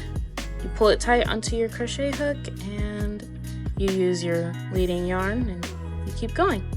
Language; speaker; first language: English; native; English